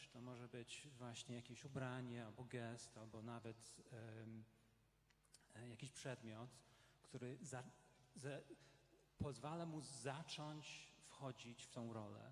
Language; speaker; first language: Polish; non-native, fluent; English